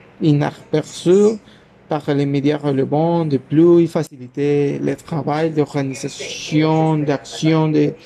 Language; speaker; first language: French; non-native, learner; Spanish